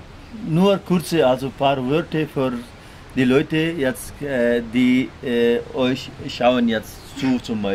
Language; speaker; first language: German; non-native, learner; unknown